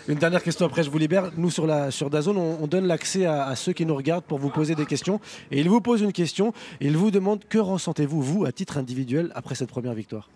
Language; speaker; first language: French; native; French